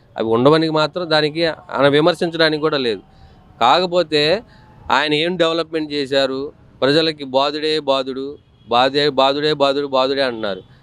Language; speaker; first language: Telugu; native; Telugu